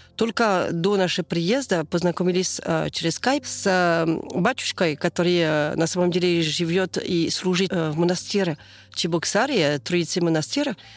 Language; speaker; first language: Russian; non-native, learner; French